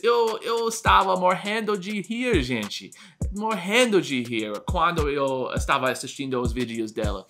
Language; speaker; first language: Portuguese; non-native, learner; English